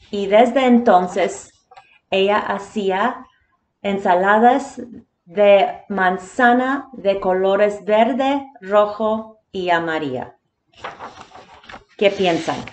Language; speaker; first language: Spanish; early bilingual, heritage; Spanish